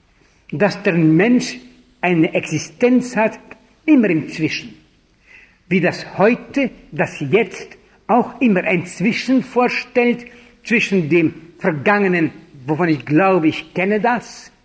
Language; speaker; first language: German; non-native, fluent; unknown